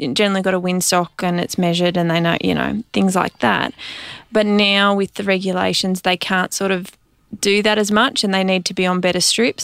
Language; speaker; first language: English; native; English